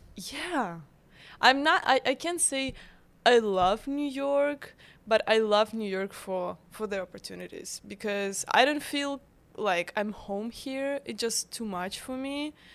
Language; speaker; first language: English; non-native, fluent; Russian